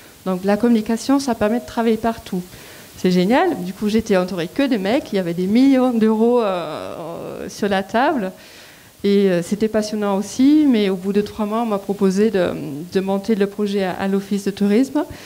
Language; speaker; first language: French; non-native, fluent; German